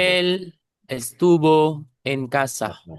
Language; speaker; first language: Spanish; non-native, learner; Filipino